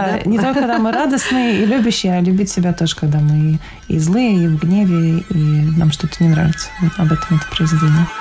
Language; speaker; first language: Russian; native; Russian